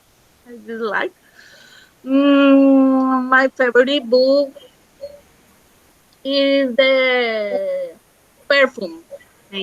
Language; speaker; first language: English; non-native, learner; Spanish